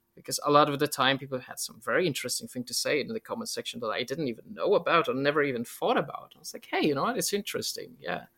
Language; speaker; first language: English; non-native, fluent; Polish